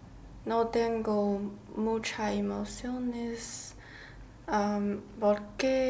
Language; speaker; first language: Spanish; non-native, learner; Chinese